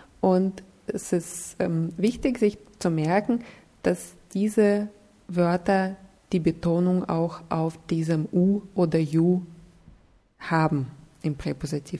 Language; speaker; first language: German; non-native, fluent; Russian